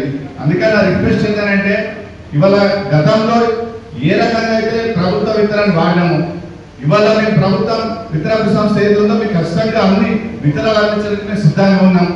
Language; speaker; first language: Telugu; native; Telugu